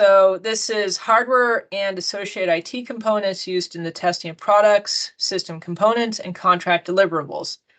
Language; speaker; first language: English; native; English